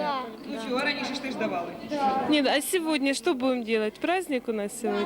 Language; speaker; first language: Russian; native; Russian